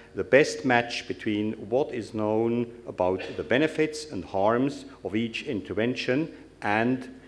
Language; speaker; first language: English; non-native, fluent; German